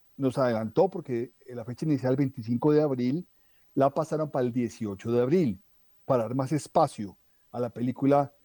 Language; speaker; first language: Spanish; native; Spanish